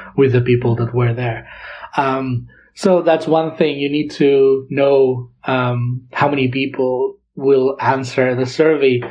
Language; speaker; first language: English; non-native, fluent; Catalan